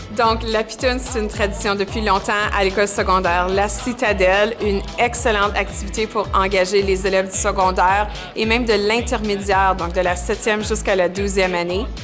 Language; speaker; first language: French; native; French